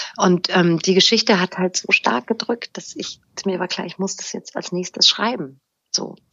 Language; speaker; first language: German; native; German